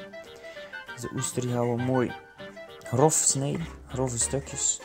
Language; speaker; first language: Dutch; native; Dutch